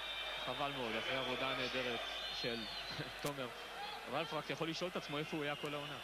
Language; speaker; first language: Hebrew; native; Hebrew